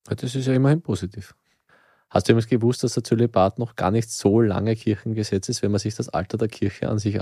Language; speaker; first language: German; native; German